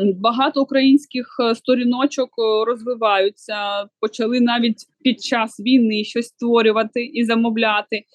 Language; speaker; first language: Ukrainian; non-native, local second language; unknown